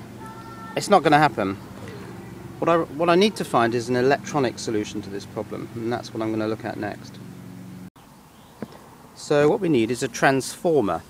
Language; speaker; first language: English; native; English